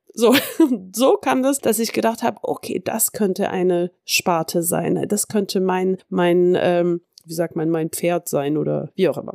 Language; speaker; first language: German; early bilingual, heritage; French